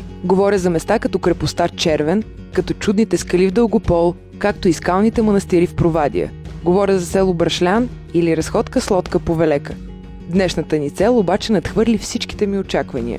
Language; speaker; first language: Bulgarian; native; Bulgarian